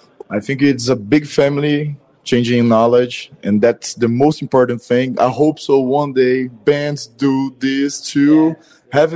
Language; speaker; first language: English; non-native, learner; Portuguese